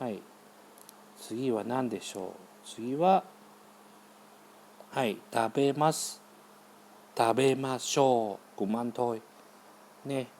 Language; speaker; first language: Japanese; non-native, fluent; Vietnamese